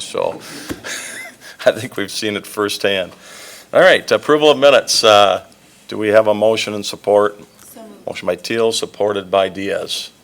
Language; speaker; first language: English; native; English